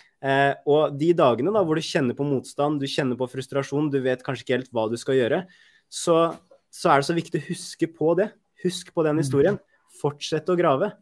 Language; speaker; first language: Norwegian; native; Norwegian